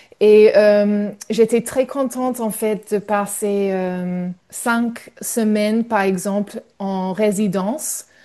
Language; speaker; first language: French; non-native, fluent; English